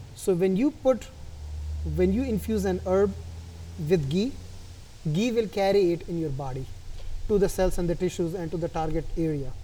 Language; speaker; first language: English; non-native, local second language; Hindi